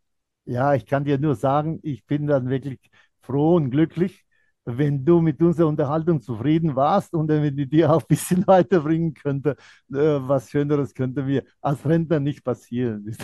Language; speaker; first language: German; non-native, fluent; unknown